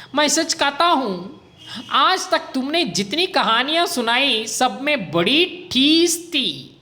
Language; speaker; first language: Hindi; non-native, local second language; Kannada